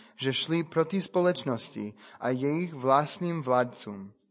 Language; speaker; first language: Czech; non-native, fluent; English